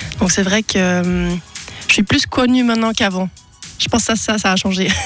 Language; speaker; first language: French; non-native, local second language; German